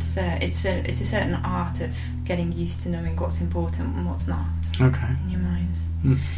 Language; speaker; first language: English; native; English